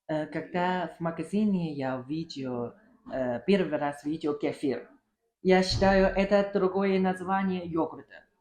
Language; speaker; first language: Russian; non-native, learner; Chinese